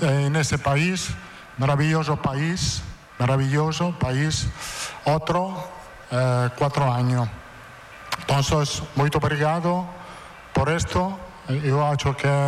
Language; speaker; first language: Portuguese; non-native, fluent; Italian